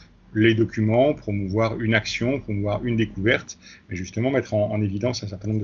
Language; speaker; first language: French; native; French